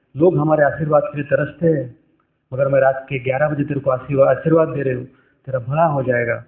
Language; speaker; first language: Hindi; non-native, local second language; Marathi